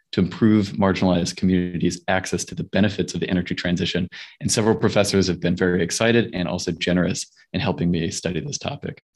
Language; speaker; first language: English; native; English